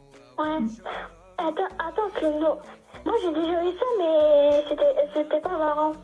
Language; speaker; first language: French; early bilingual, other home language; Turkish